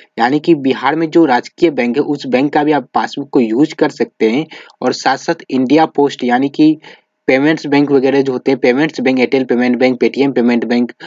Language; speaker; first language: Hindi; native; Hindi